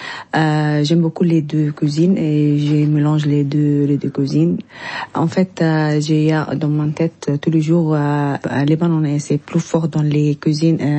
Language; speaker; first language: French; non-native, learner; Arabic